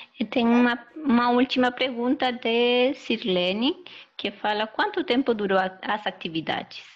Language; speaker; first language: Portuguese; non-native, fluent; Spanish